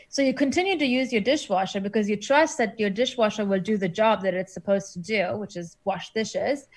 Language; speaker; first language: English; non-native, fluent; German